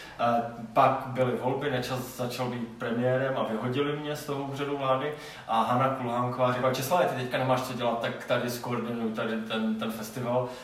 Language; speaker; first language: Czech; non-native, local second language; Polish